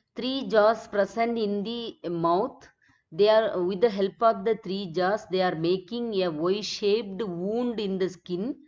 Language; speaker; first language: English; non-native, local second language; Tamil